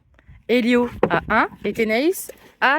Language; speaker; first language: French; native; French